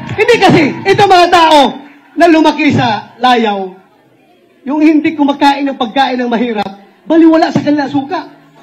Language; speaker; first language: Filipino; non-native, local second language; Cebuano